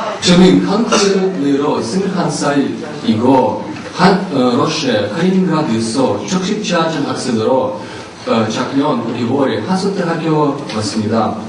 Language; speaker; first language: Korean; non-native, learner; Russian